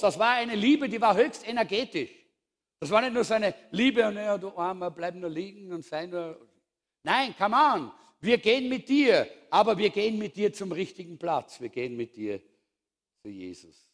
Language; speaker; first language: German; native; German